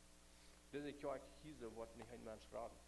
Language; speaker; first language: German; non-native, learner; Plautdietsch